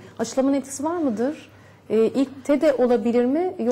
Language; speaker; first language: Turkish; native; Turkish